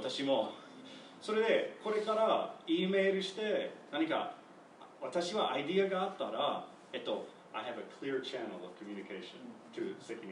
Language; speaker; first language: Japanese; non-native, learner; English